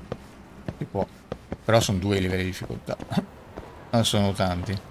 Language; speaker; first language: Italian; native; Italian